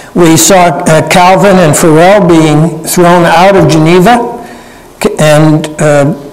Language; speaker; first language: English; native; English